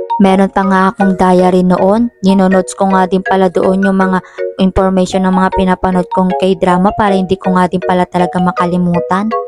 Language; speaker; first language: Filipino; native; Filipino